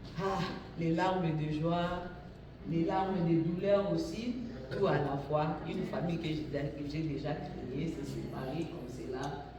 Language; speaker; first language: French; non-native, local second language; Lingala